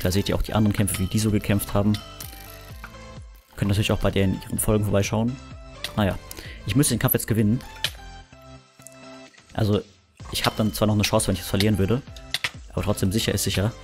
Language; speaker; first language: German; native; German